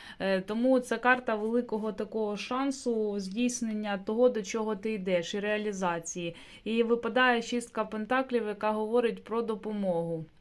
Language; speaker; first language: Ukrainian; non-native, local second language; Russian